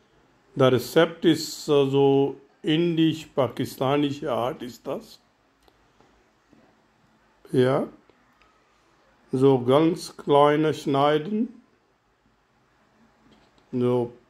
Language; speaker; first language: German; non-native, learner; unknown